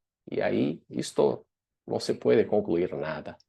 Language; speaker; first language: Spanish; non-native, fluent; Portuguese